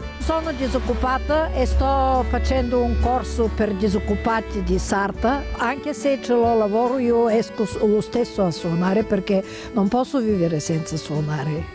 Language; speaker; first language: Italian; non-native, fluent; Bulgarian